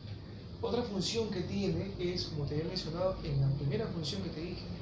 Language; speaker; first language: Spanish; native; Spanish